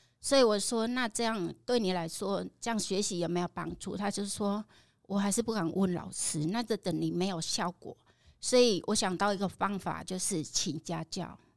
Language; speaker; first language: Chinese; non-native, fluent; Khmer